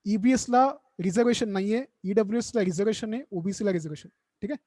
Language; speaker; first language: Hindi; non-native, local second language; Marathi